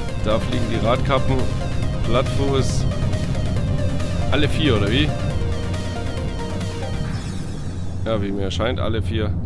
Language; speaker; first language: German; native; German